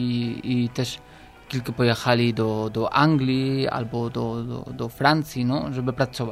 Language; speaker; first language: Polish; non-native, learner; Spanish